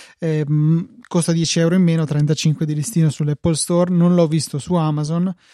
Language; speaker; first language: Italian; native; Italian